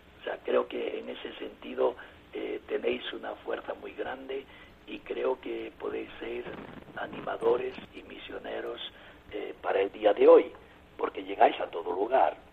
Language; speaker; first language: Spanish; native; Spanish